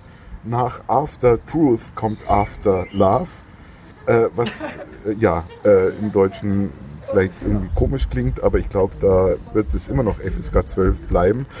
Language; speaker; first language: German; native; German